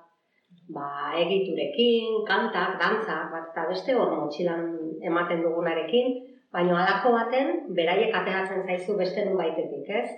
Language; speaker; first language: Basque; native; Basque